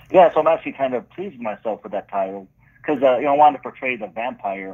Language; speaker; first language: English; native; English